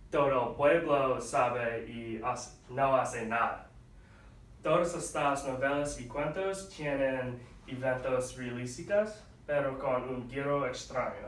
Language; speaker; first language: Spanish; non-native, learner; English